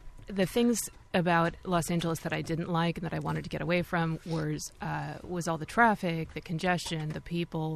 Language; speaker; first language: English; native; English